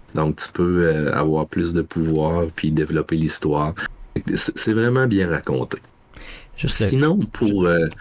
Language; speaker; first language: French; native; French